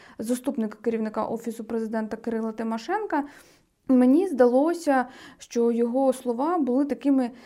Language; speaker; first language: Ukrainian; native; Ukrainian